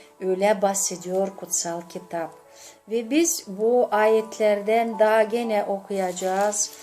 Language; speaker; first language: Turkish; non-native, learner; Gagauz